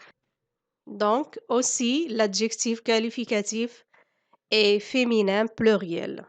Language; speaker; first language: French; non-native, local second language; Arabic